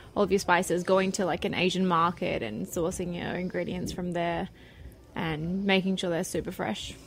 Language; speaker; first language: English; native; English